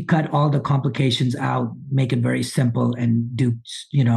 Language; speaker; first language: English; early bilingual, other home language; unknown